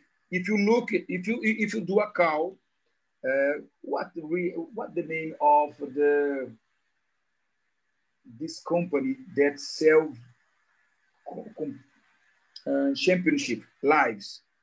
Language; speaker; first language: English; non-native, learner; Portuguese